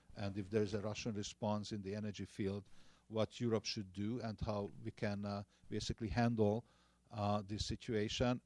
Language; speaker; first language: English; non-native, fluent; Hungarian